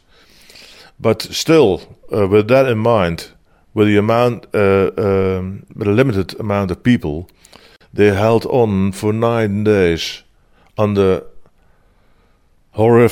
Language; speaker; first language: English; non-native, fluent; Dutch